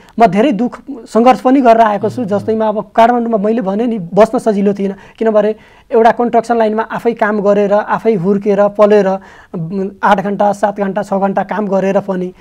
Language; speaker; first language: Nepali; non-native, local second language; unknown